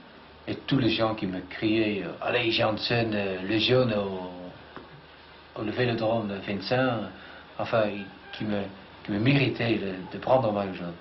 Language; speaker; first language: French; non-native, fluent; Dutch